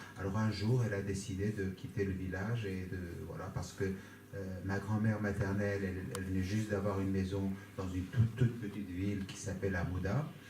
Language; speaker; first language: French; non-native, fluent; Kurdish